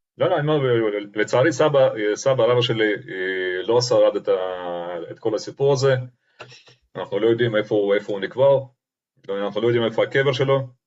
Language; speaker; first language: Hebrew; non-native, fluent; Russian